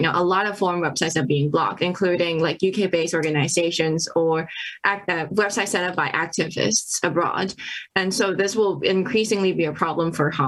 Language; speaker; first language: English; non-native, local second language; Cantonese